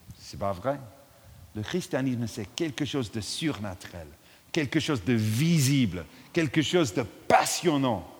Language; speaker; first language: French; non-native, fluent; English